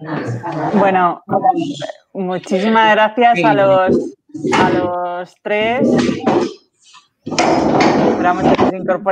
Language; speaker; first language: Spanish; native; Spanish